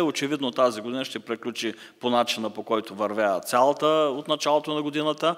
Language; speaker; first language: Bulgarian; native; Bulgarian